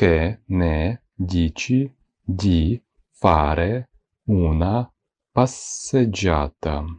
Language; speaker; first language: Italian; non-native, fluent; Ukrainian